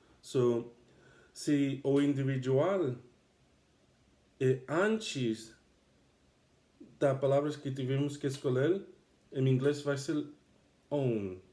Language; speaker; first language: Portuguese; non-native, fluent; English